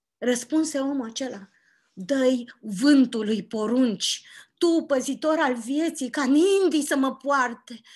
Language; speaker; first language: Romanian; native; Romanian